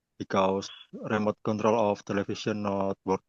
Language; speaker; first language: English; non-native, learner; Indonesian